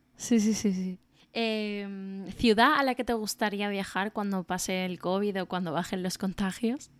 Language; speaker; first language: Spanish; native; Spanish